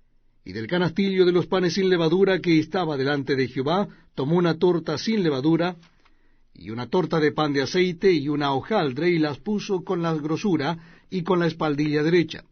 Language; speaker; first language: Spanish; native; Spanish